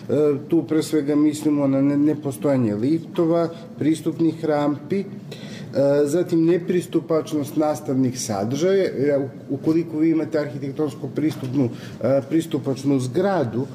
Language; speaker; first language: Serbian; native; Serbian